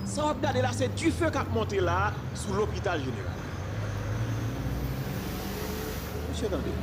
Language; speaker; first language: French; non-native, local second language; Haitian Creole